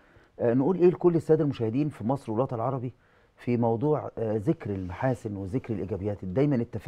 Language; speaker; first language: Arabic; native; Arabic